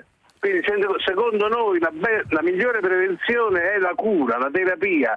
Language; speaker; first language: Italian; native; Italian